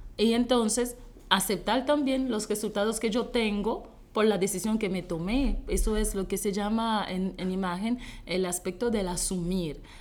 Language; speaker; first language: Spanish; non-native, fluent; Haitian Creole